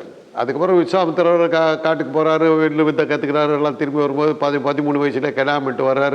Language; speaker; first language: Tamil; native; Tamil